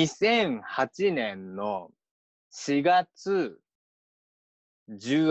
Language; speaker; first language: Japanese; native; Japanese